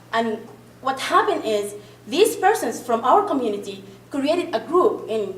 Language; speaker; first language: English; non-native, fluent; Arabic